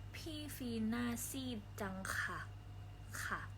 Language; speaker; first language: Thai; native; Thai